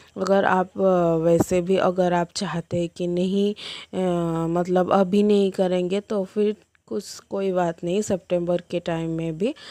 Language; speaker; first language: Hindi; non-native, local second language; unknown